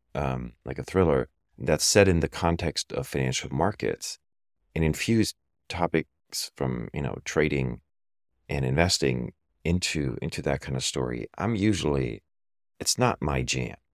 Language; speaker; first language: English; non-native, fluent; German